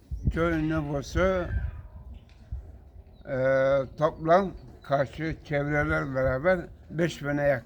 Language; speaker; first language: Turkish; native; Turkish